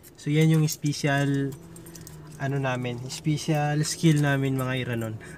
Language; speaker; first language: Filipino; non-native, local second language; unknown